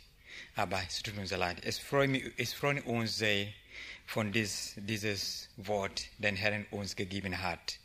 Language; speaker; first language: German; non-native, learner; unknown